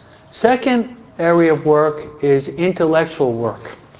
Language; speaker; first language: English; native; English